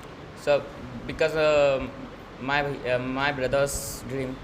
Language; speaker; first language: English; non-native, learner; Hindi